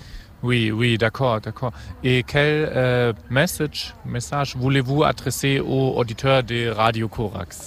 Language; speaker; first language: French; non-native, fluent; German